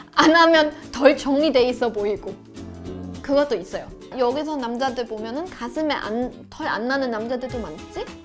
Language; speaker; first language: Korean; non-native, fluent; German